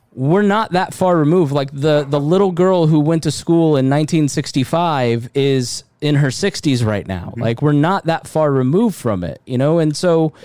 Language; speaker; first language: English; early bilingual, other home language; German